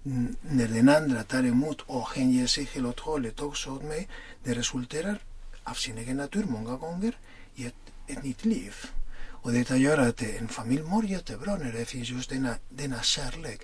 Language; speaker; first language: Swedish; non-native, fluent; Spanish